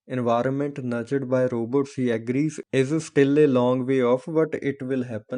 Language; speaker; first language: English; non-native, local second language; Punjabi